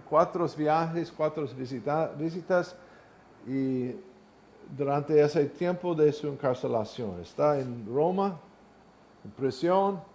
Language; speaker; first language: Spanish; non-native, learner; English